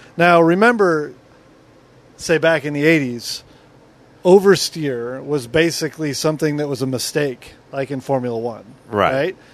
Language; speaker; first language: English; native; English